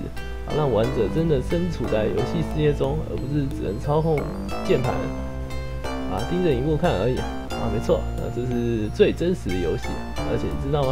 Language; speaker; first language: Chinese; native; Chinese